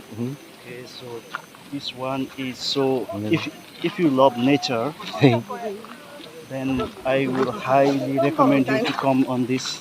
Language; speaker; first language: English; non-native, fluent; Nepali